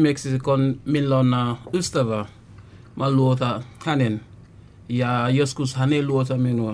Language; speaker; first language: Finnish; non-native, learner; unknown